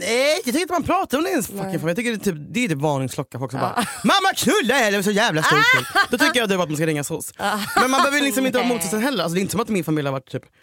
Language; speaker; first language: Swedish; native; Swedish